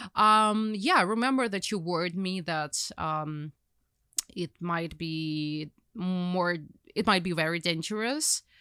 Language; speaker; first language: English; non-native, fluent; Ukrainian